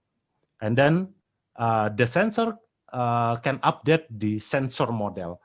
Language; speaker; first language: English; non-native, fluent; Indonesian